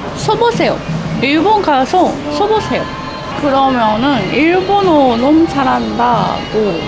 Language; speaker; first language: Korean; non-native, fluent; Japanese